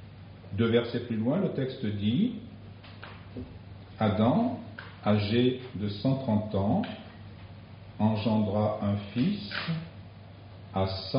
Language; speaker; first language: French; native; French